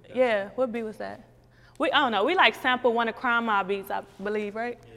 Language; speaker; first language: English; native; English